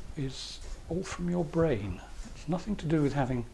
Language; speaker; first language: English; native; English